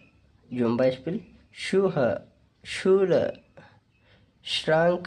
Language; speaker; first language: German; non-native, fluent; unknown